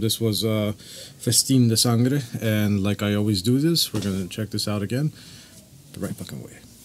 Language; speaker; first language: English; native; English